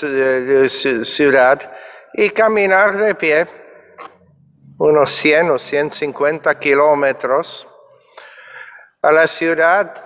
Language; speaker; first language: Spanish; non-native, fluent; English